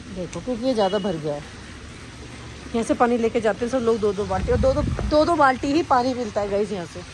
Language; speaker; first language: Hindi; native; Hindi